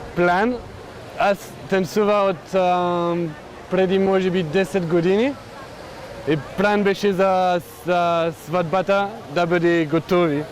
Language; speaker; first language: Bulgarian; non-native, learner; French